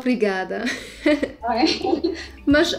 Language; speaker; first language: Portuguese; non-native, learner; German